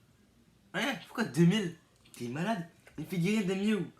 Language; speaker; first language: French; native; French